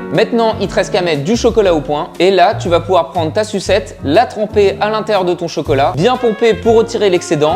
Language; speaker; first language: French; native; French